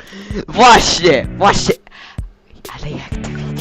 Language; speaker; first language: Polish; early bilingual, heritage; Polish